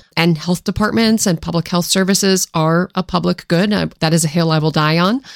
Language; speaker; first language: English; native; English